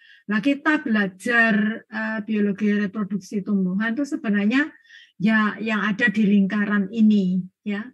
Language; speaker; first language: Indonesian; native; Indonesian